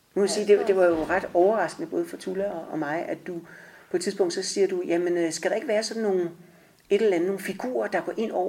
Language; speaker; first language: Danish; native; Danish